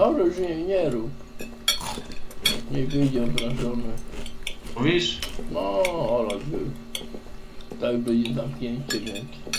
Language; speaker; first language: Polish; native; Polish